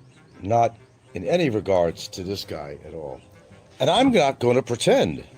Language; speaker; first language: English; native; English